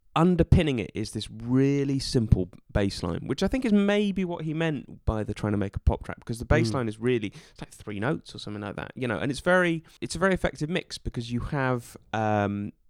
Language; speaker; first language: English; native; English